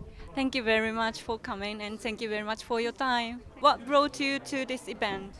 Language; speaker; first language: English; non-native, learner; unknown